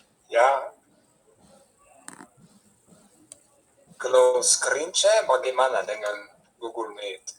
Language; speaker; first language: Indonesian; non-native, fluent; English